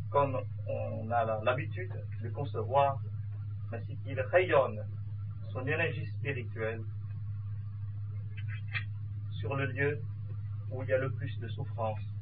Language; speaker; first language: French; non-native, fluent; Vietnamese